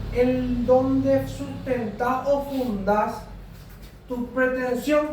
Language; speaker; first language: Spanish; native; Spanish